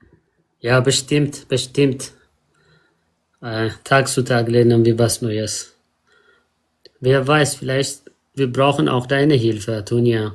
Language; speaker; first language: German; non-native, fluent; Amharic